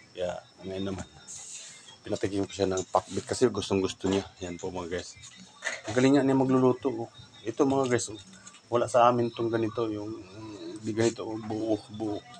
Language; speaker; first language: Filipino; non-native, local second language; Cebuano